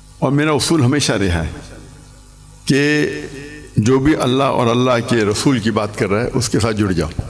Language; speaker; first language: Urdu; non-native, local second language; English